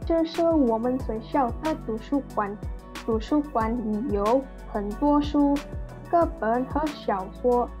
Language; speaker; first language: Chinese; non-native, learner; Indonesian